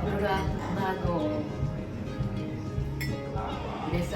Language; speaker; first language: Italian; non-native, learner; Japanese